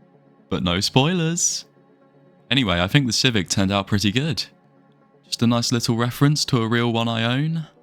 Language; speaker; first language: English; native; English